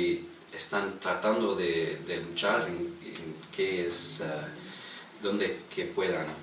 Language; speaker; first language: Spanish; non-native, fluent; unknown